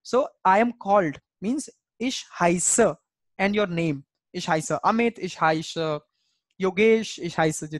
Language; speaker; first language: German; non-native, fluent; Hindi